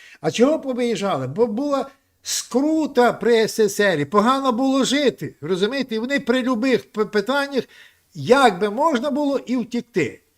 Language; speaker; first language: Ukrainian; native; Ukrainian